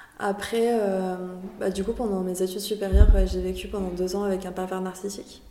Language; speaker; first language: French; early bilingual, other home language; Spanish